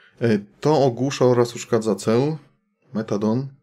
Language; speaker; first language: Polish; native; Polish